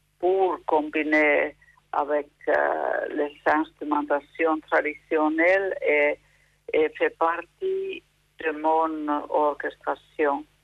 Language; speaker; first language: French; non-native, fluent; Finnish